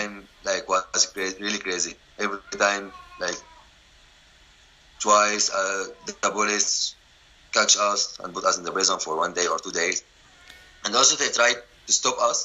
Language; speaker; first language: English; non-native, learner; Arabic